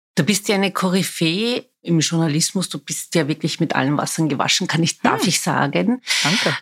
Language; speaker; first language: German; native; German